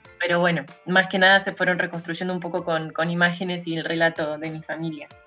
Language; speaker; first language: Spanish; early bilingual, other home language; Russian